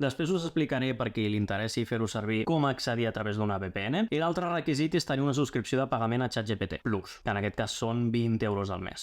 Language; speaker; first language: Catalan; native; Catalan